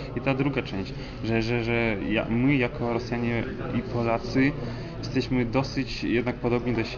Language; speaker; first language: Polish; non-native, fluent; Russian